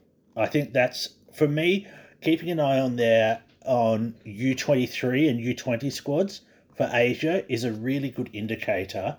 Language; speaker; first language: English; native; English